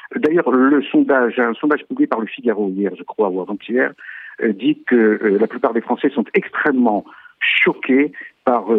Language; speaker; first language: French; native; French